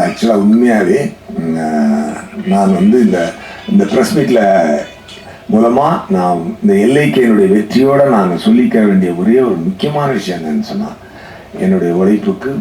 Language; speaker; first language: Tamil; native; Tamil